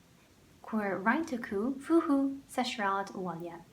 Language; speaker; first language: Irish; non-native, local second language; English